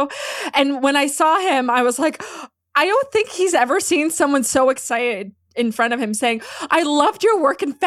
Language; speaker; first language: English; non-native, fluent; Polish